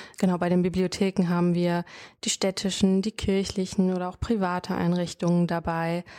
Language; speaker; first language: German; native; German